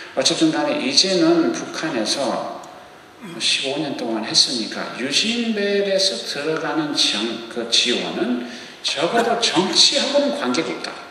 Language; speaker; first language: Korean; non-native, local second language; English